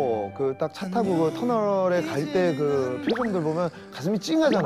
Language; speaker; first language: Korean; native; Korean